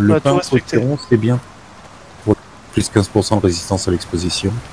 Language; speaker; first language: French; native; French